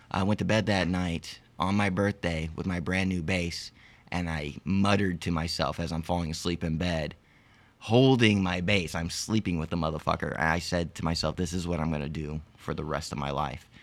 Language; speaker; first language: English; native; English